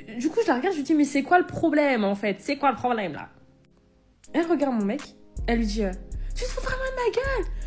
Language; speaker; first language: French; native; French